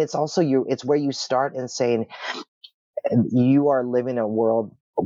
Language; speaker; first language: English; native; English